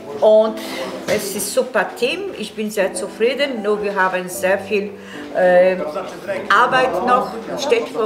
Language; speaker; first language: German; non-native, fluent; Polish